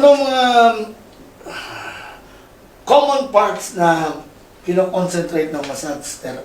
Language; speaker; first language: Filipino; native; Filipino